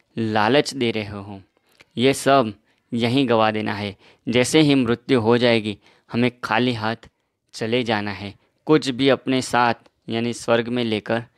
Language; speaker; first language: Hindi; non-native, local second language; Gujarati